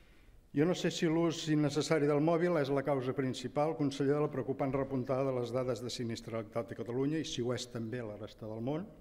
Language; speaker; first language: Catalan; native; Catalan